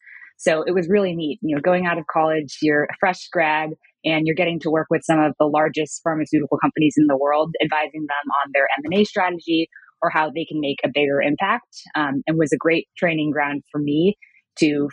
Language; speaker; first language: English; native; English